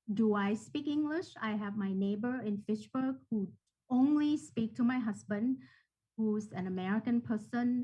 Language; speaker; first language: English; non-native, fluent; Thai